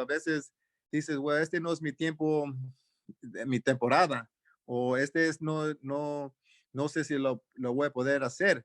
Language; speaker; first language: Spanish; early bilingual, heritage; Spanish